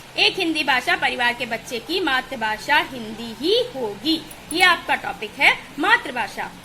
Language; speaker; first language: Hindi; native; Hindi